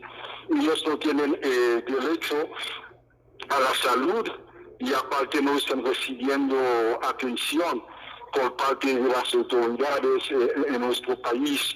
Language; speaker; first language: Spanish; non-native, fluent; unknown